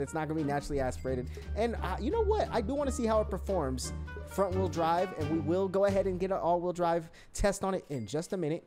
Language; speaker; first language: English; native; English